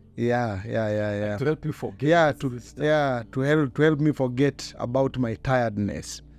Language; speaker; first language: English; non-native, local second language; Luyia